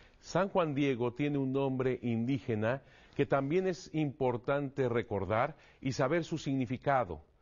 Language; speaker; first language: Spanish; native; Spanish